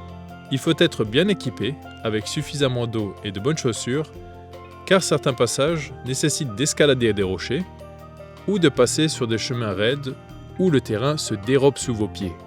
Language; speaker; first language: French; native; French